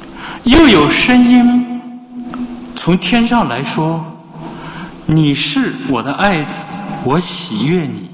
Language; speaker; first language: Chinese; native; Chinese